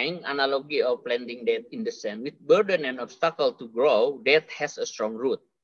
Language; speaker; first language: English; non-native, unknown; Indonesian